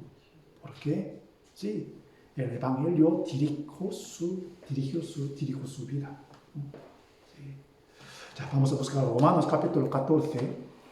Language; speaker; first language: Spanish; non-native, fluent; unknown